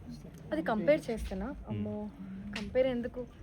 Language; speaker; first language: Telugu; non-native, fluent; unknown